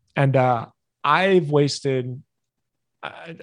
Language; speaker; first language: English; native; English